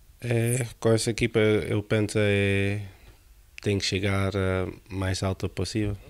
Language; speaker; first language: Portuguese; non-native, learner; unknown